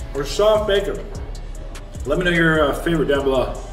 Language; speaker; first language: English; native; English